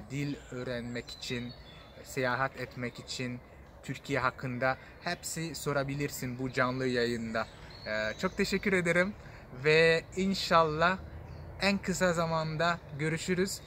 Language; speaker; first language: Turkish; non-native, fluent; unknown